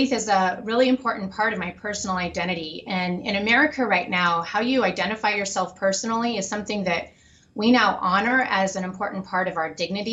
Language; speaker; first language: English; native; English